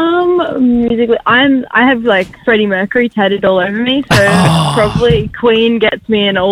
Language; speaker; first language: English; native; English